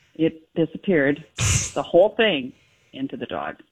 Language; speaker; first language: English; native; English